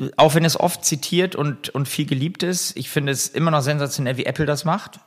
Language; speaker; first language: German; native; German